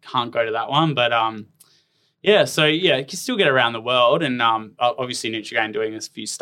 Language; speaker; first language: English; native; English